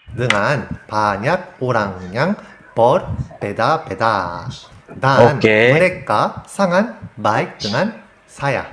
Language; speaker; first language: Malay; non-native, learner; Korean